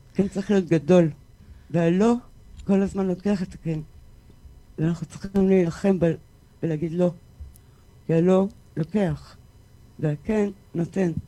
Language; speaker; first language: Hebrew; early bilingual, other home language; French